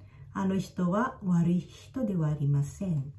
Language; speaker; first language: Japanese; non-native, fluent; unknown